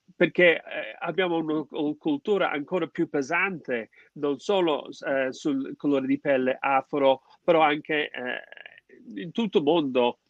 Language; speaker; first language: Italian; non-native, fluent; English